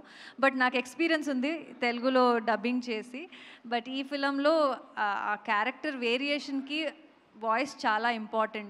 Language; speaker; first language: Telugu; non-native, local second language; Kannada